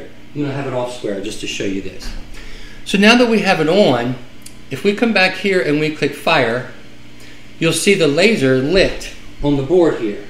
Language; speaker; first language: English; native; English